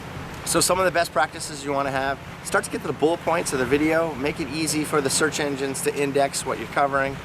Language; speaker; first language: English; native; English